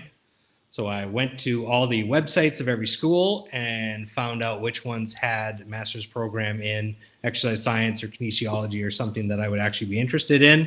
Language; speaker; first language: English; native; English